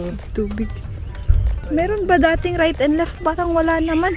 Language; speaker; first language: Filipino; native; Filipino